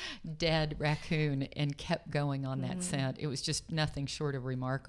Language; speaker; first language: English; native; English